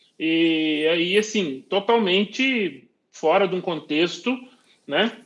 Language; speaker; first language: Portuguese; native; Portuguese